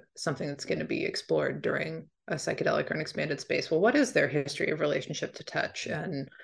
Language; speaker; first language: English; native; English